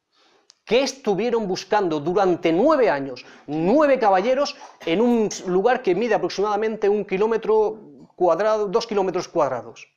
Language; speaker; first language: Spanish; native; Spanish